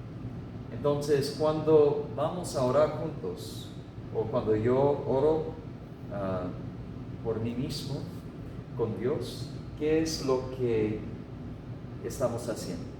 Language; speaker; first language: Spanish; non-native, fluent; English